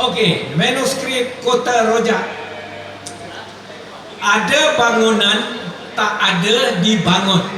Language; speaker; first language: Malay; native; Malay